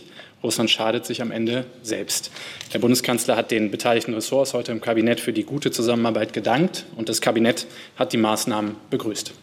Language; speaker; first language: German; native; German